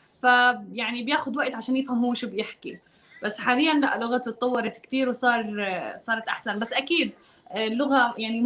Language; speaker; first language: Arabic; native; Arabic